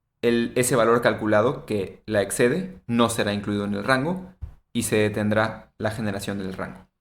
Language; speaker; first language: Spanish; native; Spanish